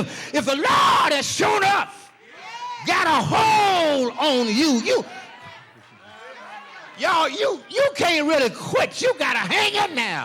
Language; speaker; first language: English; native; English